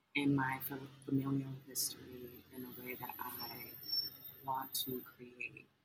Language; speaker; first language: English; native; English